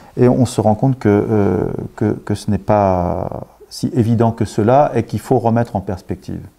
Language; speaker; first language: French; native; French